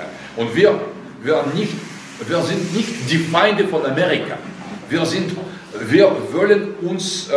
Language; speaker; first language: German; non-native, learner; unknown